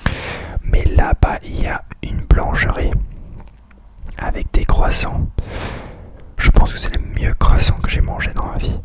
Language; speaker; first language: French; non-native, fluent; English